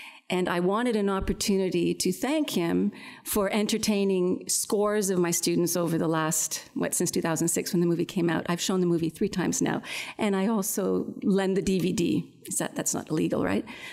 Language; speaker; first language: English; native; English